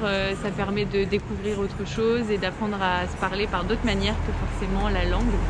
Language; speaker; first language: French; native; French